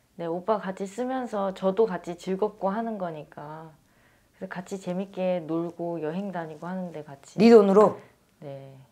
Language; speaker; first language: Korean; native; Korean